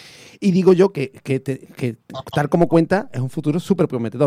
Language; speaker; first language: Spanish; native; Spanish